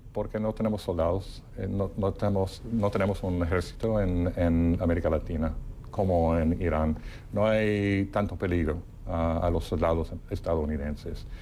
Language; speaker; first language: Spanish; non-native, fluent; English